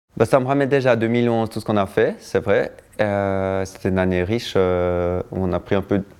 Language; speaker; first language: French; native; French